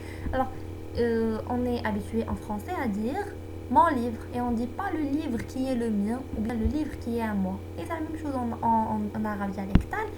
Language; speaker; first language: French; non-native, local second language; Arabic